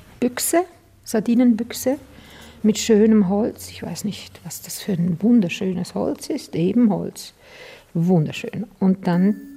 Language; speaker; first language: German; native; German